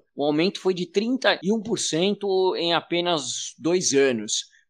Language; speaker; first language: Portuguese; native; Portuguese